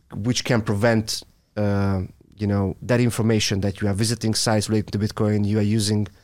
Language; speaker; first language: English; non-native, fluent; Hungarian